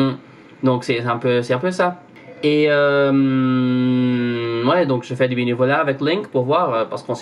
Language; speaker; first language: French; non-native, fluent; English